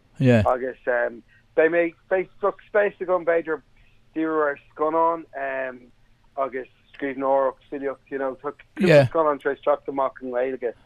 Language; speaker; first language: Irish; non-native, local second language; English